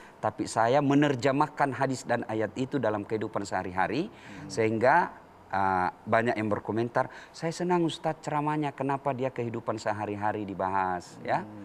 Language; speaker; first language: Indonesian; native; Indonesian